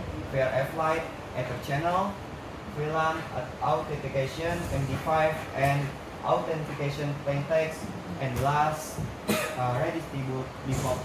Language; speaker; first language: English; non-native, learner; Indonesian